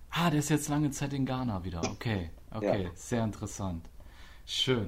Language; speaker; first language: German; native; German